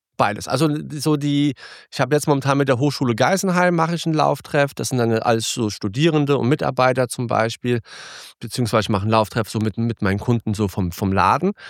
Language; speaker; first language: German; early bilingual, other home language; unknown